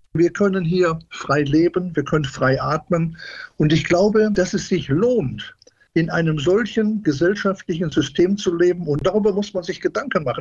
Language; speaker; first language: German; native; German